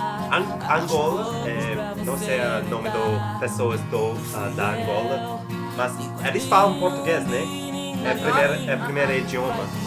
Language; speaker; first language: Portuguese; non-native, learner; English